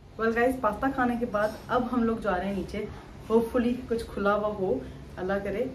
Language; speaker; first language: Urdu; native; Urdu